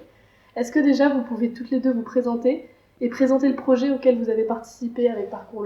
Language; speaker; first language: French; native; French